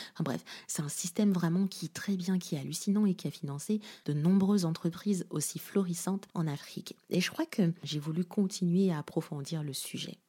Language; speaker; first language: French; non-native, local second language; Lingala